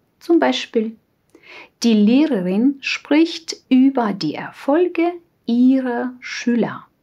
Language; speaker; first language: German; non-native, fluent; Russian